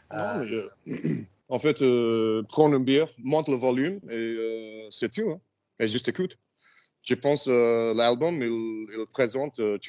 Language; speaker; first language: French; non-native, learner; English